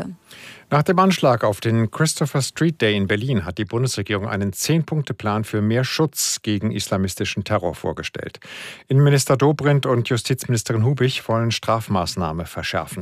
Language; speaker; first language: German; native; German